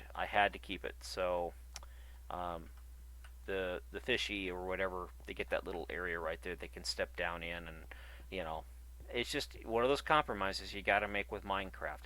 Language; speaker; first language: English; native; English